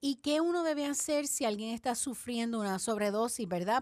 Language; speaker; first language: Spanish; native; Spanish